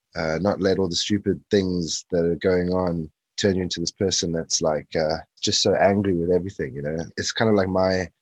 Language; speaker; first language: English; native; English